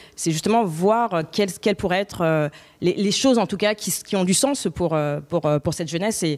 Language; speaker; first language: French; native; French